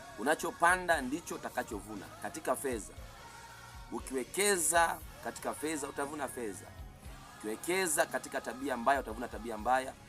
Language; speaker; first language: Swahili; native; Swahili